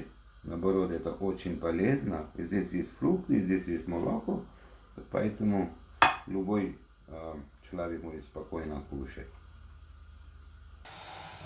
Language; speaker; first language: Russian; non-native, learner; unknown